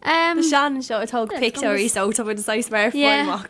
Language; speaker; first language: Irish; non-native, local second language; English